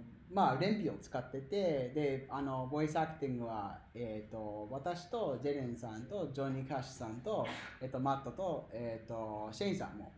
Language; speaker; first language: Japanese; non-native, fluent; English